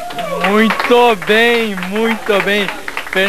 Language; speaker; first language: Portuguese; native; Portuguese